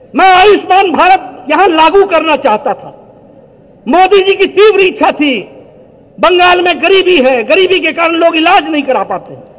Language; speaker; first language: Hindi; native; Hindi